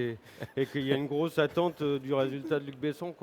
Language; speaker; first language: French; native; French